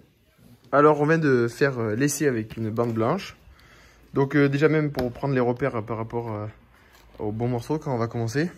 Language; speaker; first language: French; native; French